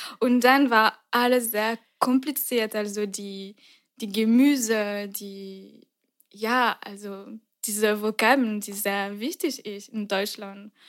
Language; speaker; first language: German; non-native, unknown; French